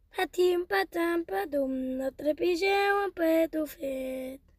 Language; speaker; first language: Dutch; early bilingual, heritage; Spanish